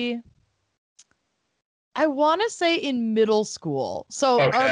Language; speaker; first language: English; native; English